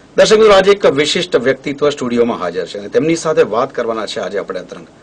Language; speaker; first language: Gujarati; native; Gujarati